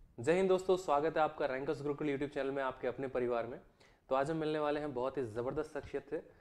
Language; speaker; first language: Hindi; native; Hindi